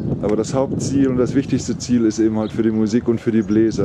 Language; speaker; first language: German; native; German